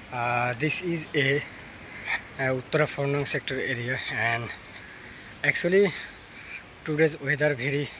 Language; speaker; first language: English; non-native, learner; Bangla